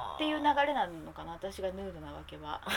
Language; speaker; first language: Japanese; native; Japanese